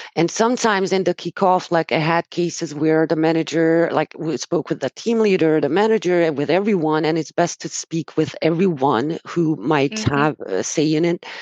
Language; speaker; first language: English; non-native, fluent; Romanian